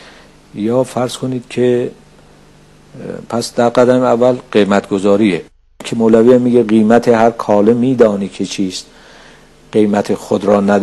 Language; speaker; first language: Persian; native; Persian